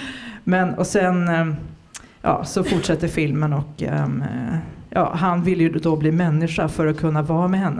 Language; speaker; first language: Swedish; native; Swedish